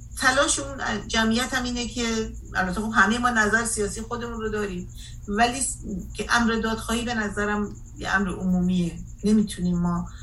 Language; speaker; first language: Persian; native; Persian